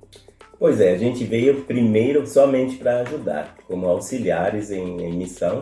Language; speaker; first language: Portuguese; non-native, fluent; Spanish